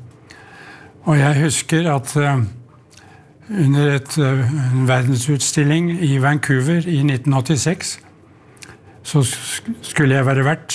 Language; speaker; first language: Norwegian; native; Norwegian